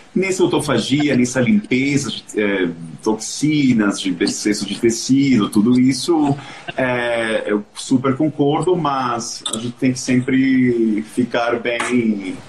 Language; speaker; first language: Portuguese; non-native, fluent; Spanish